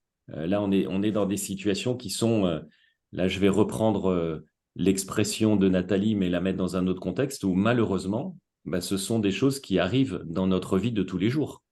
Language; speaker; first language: French; native; French